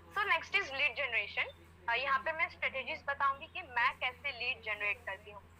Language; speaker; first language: Hindi; non-native, local second language; Gujarati